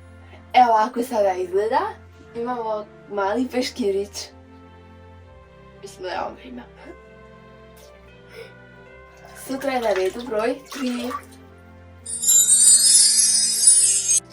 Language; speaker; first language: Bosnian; early bilingual, heritage; Serbian